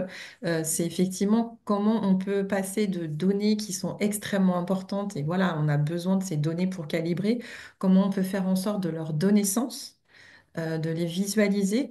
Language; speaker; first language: French; native; French